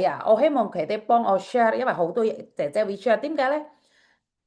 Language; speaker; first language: Cantonese; non-native, fluent; Javanese